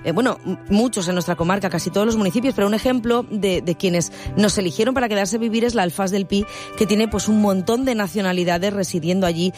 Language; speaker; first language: Spanish; native; Spanish